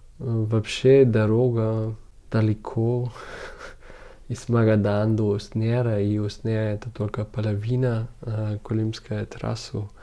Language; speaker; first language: Russian; non-native, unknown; German